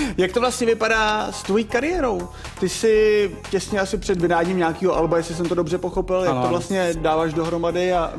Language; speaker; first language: Czech; native; Czech